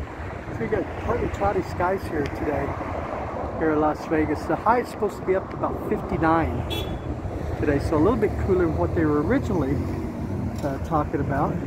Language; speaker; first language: English; native; English